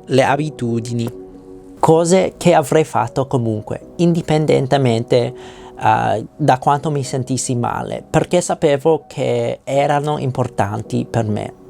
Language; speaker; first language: Italian; non-native, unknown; English